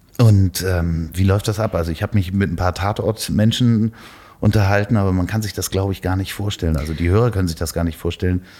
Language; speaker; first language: German; native; German